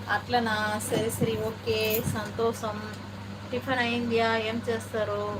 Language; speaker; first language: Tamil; non-native, local second language; Telugu